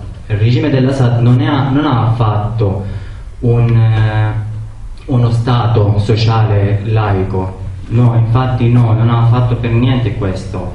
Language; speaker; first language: Italian; non-native, learner; Arabic